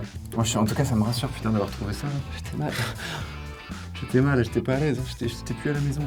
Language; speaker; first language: French; native; French